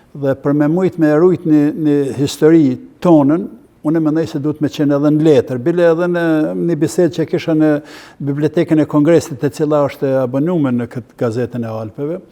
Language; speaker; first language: Albanian; native; Albanian